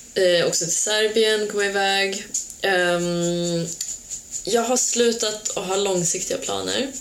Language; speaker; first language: Swedish; early bilingual, other home language; Hungarian